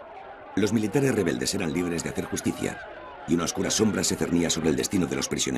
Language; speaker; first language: Spanish; native; Spanish